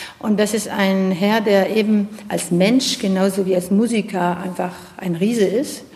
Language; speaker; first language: German; non-native, fluent; French